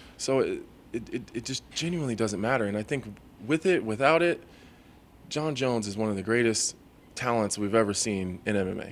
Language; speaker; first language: English; native; English